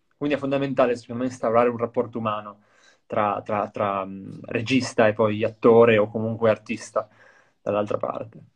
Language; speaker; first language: Italian; native; Italian